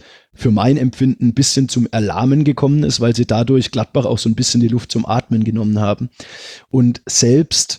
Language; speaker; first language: German; native; German